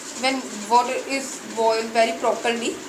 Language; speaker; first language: English; non-native, learner; Hindi